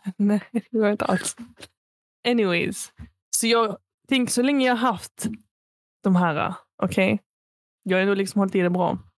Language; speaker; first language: Swedish; native; Swedish